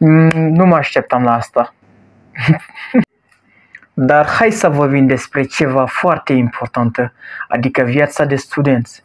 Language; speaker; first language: Romanian; non-native, learner; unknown